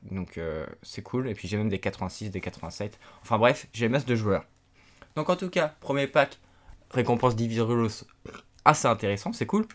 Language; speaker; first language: French; native; French